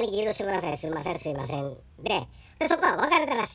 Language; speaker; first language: Japanese; native; Japanese